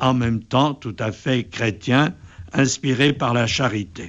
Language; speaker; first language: French; native; French